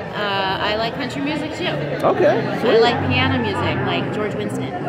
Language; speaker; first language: English; native; English